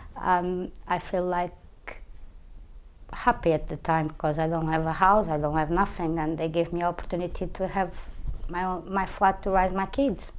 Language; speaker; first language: English; non-native, learner; Portuguese